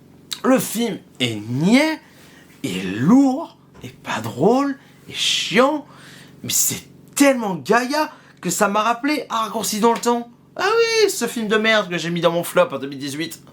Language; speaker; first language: French; native; French